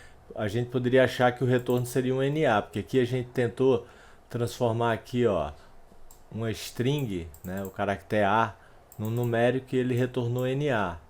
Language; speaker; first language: Portuguese; native; Portuguese